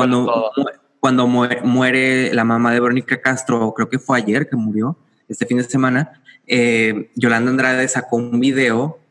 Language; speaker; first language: Spanish; native; Spanish